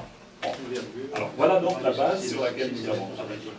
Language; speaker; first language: French; native; French